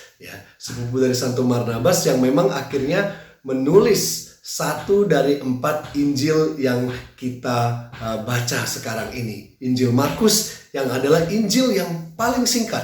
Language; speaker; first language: Indonesian; native; Indonesian